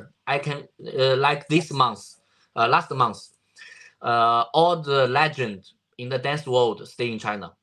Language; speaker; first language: English; non-native, learner; Chinese